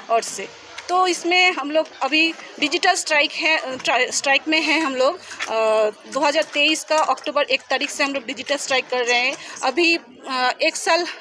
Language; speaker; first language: Hindi; non-native, local second language; Bangla